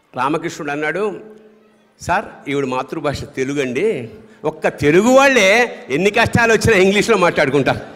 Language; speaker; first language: Telugu; native; Telugu